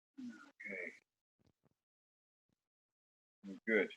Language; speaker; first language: English; native; English